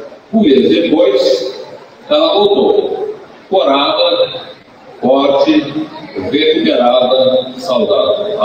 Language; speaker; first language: Portuguese; native; Portuguese